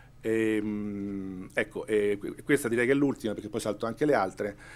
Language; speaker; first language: Italian; native; Italian